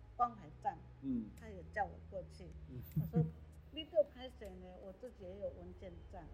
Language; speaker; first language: Chinese; non-native, local second language; Amis